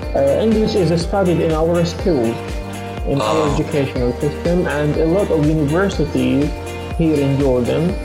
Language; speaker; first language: English; non-native, fluent; Arabic